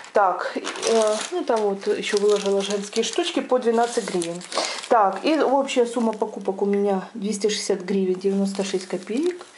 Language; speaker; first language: Russian; non-native, local second language; Ukrainian